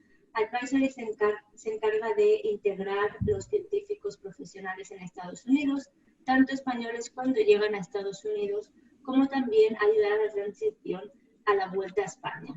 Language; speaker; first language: Spanish; native; Spanish